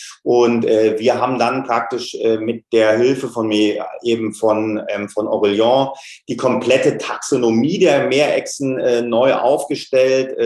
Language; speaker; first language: German; native; German